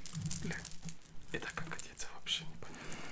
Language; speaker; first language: Russian; non-native, learner; French